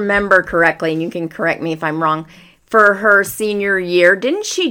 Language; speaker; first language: English; native; English